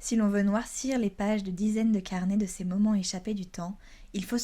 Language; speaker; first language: French; native; French